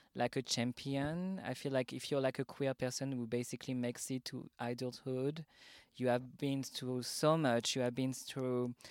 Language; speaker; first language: English; non-native, fluent; French